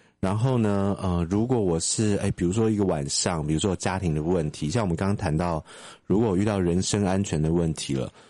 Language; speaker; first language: Chinese; native; Chinese